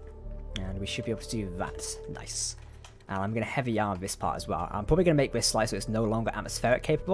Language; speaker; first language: English; native; English